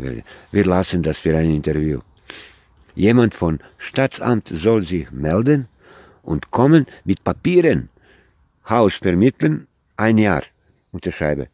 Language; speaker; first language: German; non-native, learner; Croatian